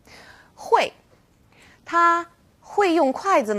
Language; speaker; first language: Chinese; non-native, fluent; English